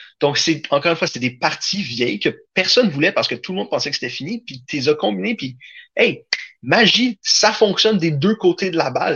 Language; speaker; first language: French; native; French